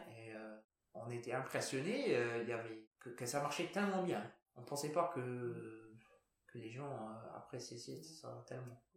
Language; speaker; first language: French; non-native, local second language; Luxembourgish